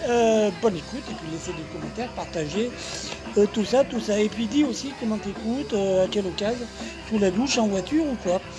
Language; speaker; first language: French; native; French